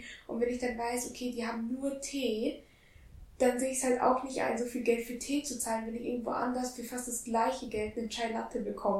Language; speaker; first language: German; native; German